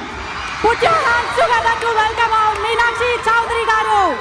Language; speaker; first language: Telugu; native; Telugu